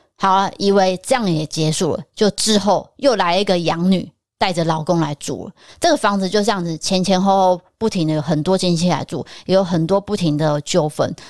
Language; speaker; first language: Chinese; native; Chinese